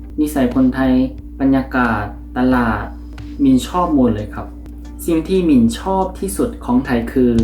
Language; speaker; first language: Thai; non-native, fluent; Korean